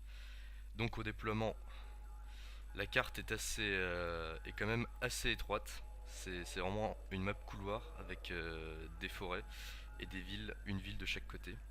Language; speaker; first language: French; native; French